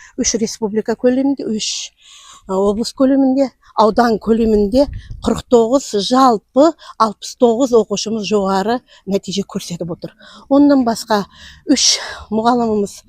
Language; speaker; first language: Kazakh; non-native, local second language; Uzbek